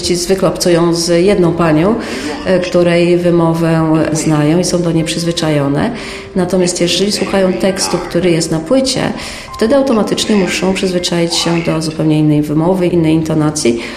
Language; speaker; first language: Polish; native; Polish